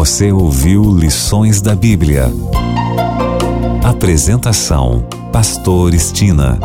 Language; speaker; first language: Portuguese; native; Portuguese